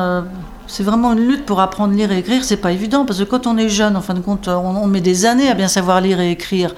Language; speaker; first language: French; native; French